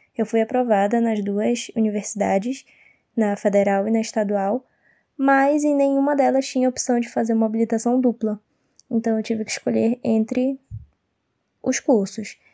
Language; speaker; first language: Portuguese; native; Portuguese